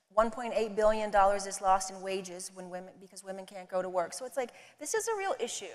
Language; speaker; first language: English; native; English